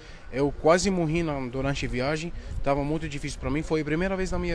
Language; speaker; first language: Portuguese; non-native, fluent; Arabic